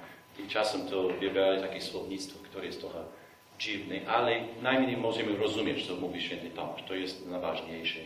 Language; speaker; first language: Polish; non-native, fluent; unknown